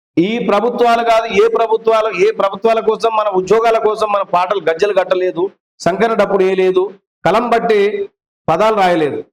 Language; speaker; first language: Telugu; native; Telugu